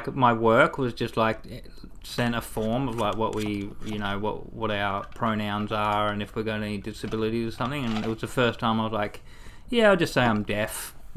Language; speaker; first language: English; native; English